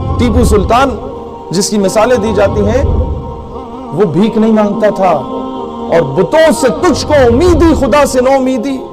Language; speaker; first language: Urdu; non-native, local second language; Punjabi